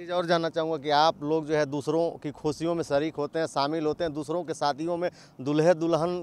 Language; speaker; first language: Hindi; native; Hindi